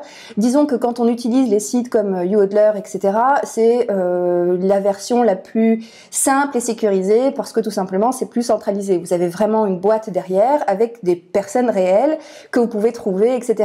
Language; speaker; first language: French; native; French